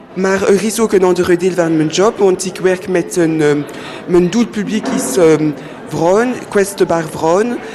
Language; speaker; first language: Dutch; non-native, local second language; French